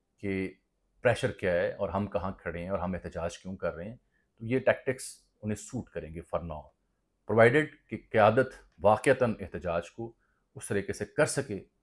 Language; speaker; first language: Urdu; native; Urdu